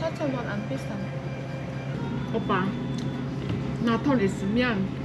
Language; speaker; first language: Korean; non-native, learner; Vietnamese